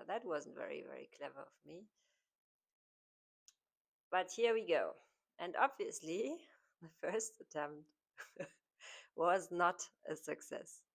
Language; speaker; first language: English; non-native, fluent; German